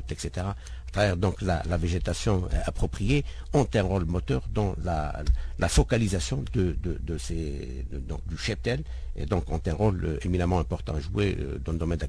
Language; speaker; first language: French; non-native, local second language; Arabic